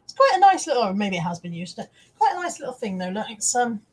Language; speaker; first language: English; native; English